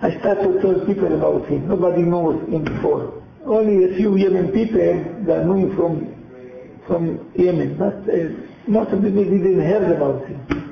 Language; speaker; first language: English; non-native, learner; Hebrew